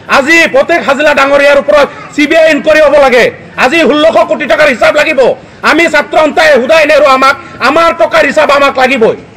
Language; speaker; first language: Assamese; non-native, local second language; Bangla